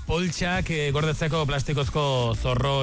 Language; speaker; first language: Basque; native; Basque